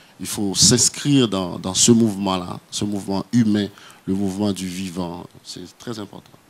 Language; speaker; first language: French; non-native, local second language; Haitian Creole